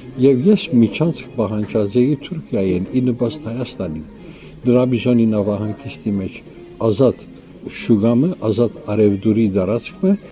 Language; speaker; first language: Armenian; early bilingual, heritage; Armenian